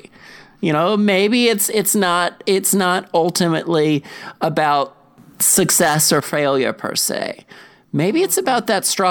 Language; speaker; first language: English; native; English